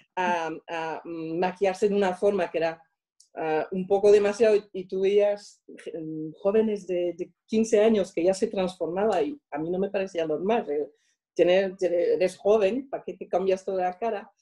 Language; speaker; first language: Spanish; non-native, fluent; French